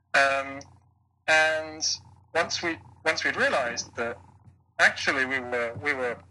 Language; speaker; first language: English; native; English